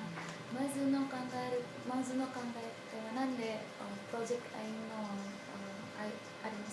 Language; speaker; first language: Japanese; non-native, learner; Indonesian